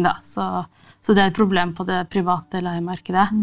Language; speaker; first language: Norwegian; native; Norwegian